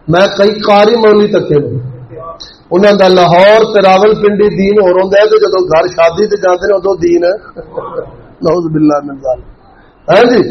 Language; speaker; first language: Urdu; non-native, local second language; Punjabi